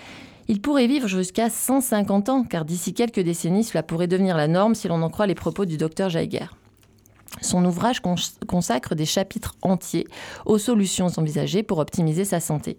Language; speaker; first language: French; native; French